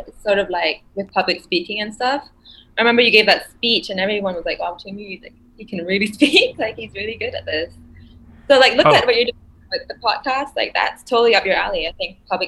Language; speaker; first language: English; non-native, local second language; Malay